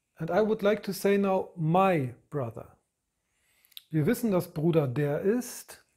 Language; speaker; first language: English; non-native, fluent; German